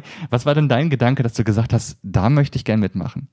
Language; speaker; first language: German; native; German